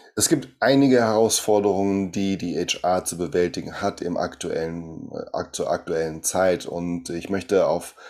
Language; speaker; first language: German; early bilingual, other home language; Portuguese